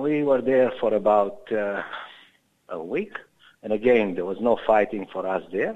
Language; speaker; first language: English; non-native, fluent; Romanian